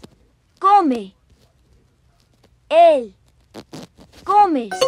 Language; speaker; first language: Spanish; non-native, learner; English